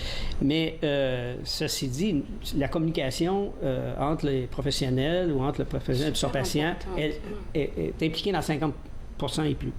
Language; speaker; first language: French; native; French